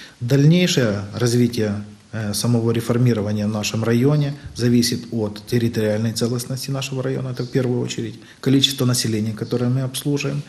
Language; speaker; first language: Russian; native; Russian